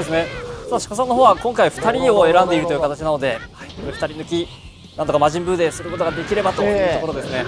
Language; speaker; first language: Japanese; native; Japanese